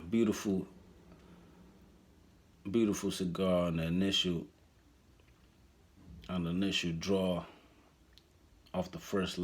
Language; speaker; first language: English; native; English